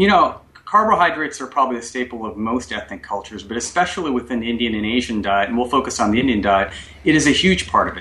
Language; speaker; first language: English; non-native, local second language; Bangla